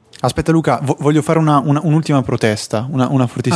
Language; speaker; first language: Italian; native; Italian